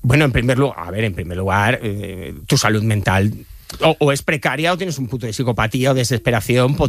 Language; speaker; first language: Spanish; native; Spanish